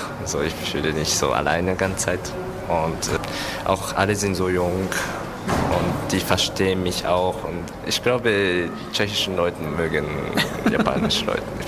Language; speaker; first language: German; non-native, learner; Japanese